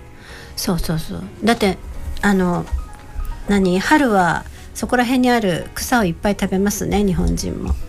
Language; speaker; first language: Japanese; native; Japanese